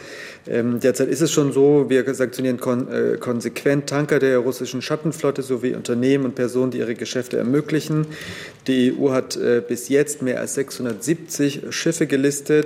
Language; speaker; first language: German; native; German